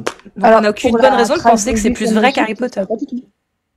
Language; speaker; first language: French; native; French